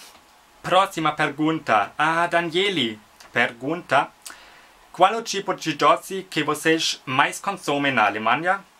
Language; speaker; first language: Portuguese; non-native, fluent; German